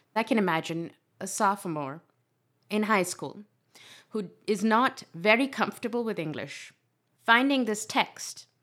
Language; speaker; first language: English; non-native, local second language; Urdu